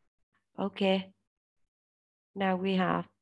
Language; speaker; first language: English; non-native, learner; Vietnamese